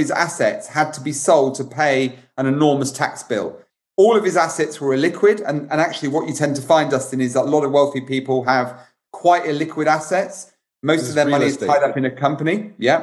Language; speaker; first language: English; native; English